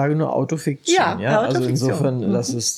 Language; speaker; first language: German; native; German